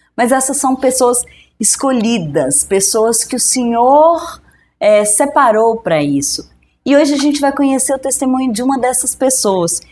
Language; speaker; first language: Portuguese; native; Portuguese